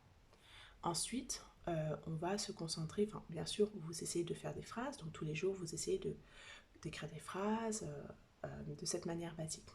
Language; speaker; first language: French; native; French